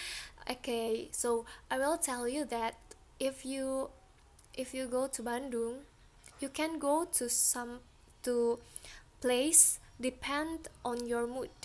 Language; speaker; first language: English; non-native, learner; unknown